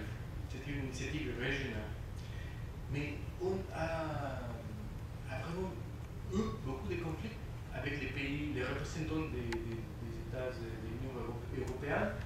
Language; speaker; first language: French; non-native, fluent; Spanish